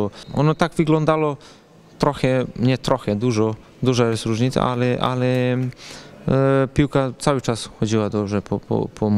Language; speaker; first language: Polish; non-native, learner; Serbian